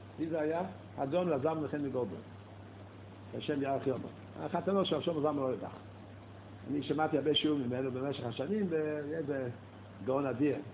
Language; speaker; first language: Hebrew; non-native, fluent; English